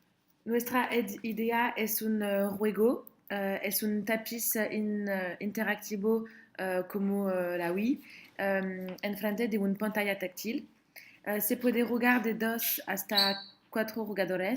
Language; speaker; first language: Spanish; non-native, learner; French